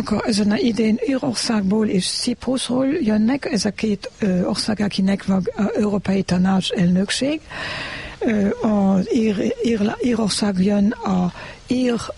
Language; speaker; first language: Hungarian; non-native, learner; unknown